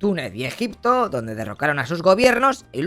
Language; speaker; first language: Spanish; native; Spanish